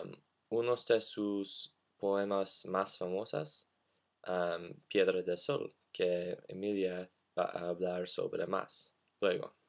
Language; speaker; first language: Spanish; non-native, learner; English